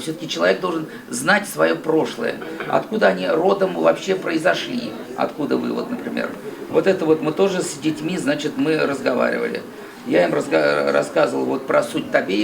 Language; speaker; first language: Russian; native; Russian